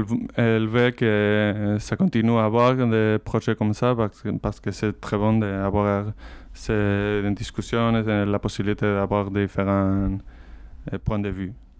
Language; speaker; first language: French; non-native, learner; Spanish